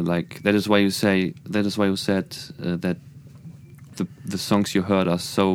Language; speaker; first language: English; non-native, fluent; German